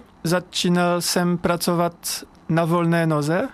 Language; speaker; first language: Czech; non-native, learner; French